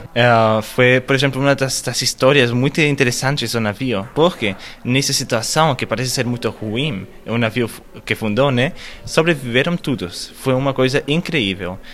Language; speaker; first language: Portuguese; non-native, learner; German